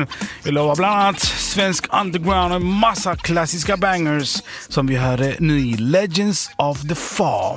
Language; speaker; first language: Swedish; native; Swedish